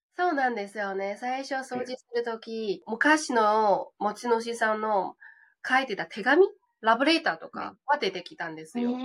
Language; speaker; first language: Japanese; non-native, fluent; Chinese